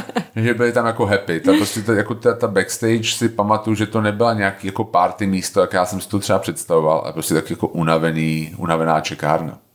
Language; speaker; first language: Czech; native; Czech